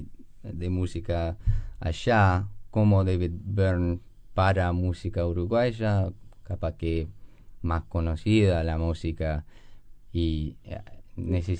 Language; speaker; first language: Spanish; non-native, fluent; English